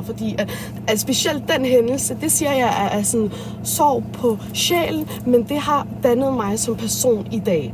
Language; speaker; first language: Danish; early bilingual, other home language; Arabic